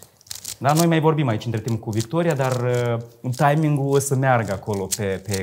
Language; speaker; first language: Romanian; native; Romanian